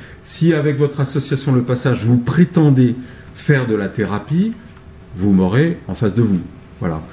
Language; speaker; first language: French; native; French